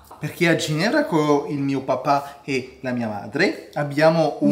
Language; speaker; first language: Italian; early bilingual, heritage; Italian